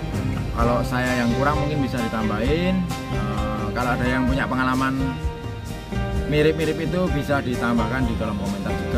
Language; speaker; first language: Indonesian; non-native, local second language; Javanese